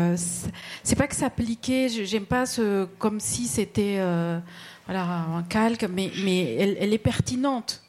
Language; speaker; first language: French; non-native, fluent; Spanish